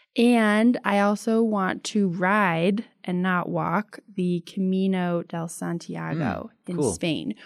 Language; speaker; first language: English; native; English